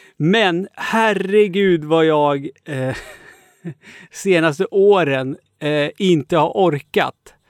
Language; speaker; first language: Swedish; native; Swedish